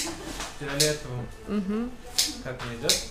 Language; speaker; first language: Russian; non-native, local second language; Uzbek